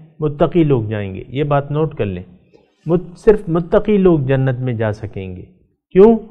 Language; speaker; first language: Urdu; non-native, local second language; Pashto